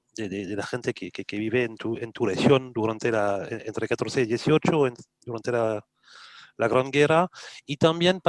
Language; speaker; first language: Spanish; non-native, fluent; French